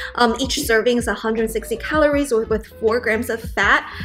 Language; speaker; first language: English; non-native, fluent; Chinese